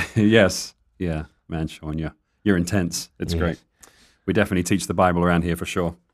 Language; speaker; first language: English; native; English